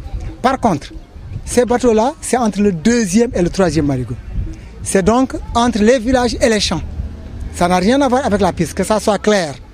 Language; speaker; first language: French; non-native, local second language; Wolof